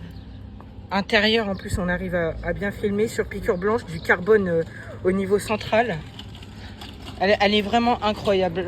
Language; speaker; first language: French; native; French